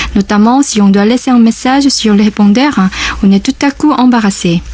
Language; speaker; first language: French; non-native, fluent; Korean